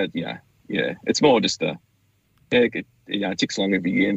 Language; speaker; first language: English; native; English